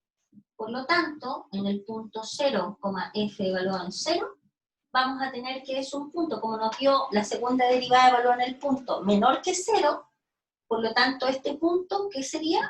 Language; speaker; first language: Spanish; native; Spanish